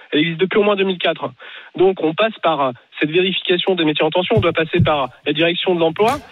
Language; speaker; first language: French; non-native, local second language; Arabic